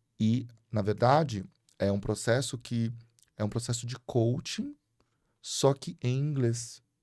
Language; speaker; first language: Portuguese; native; Portuguese